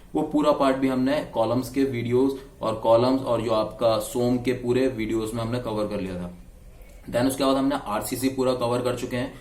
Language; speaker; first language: Hindi; native; Hindi